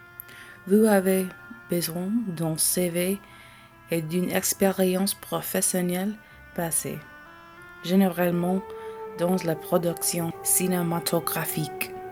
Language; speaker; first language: French; non-native, learner; English